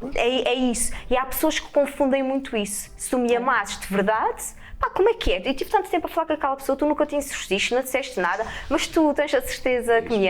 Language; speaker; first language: Portuguese; native; Portuguese